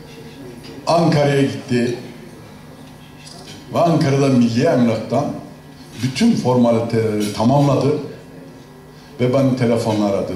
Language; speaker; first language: Turkish; native; Turkish